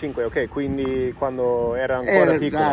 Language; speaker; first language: Italian; non-native, fluent; English